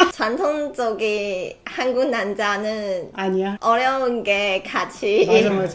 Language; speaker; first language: Korean; non-native, learner; Chinese